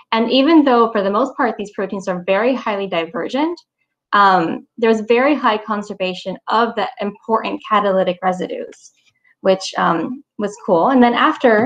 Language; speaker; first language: English; native; English